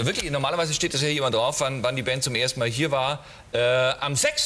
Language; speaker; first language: German; native; German